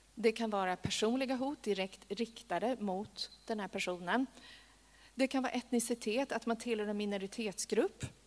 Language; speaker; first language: Swedish; native; Swedish